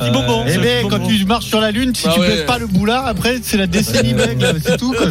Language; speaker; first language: French; native; French